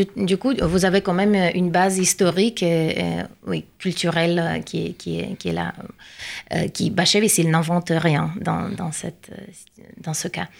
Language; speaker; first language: French; non-native, fluent; Russian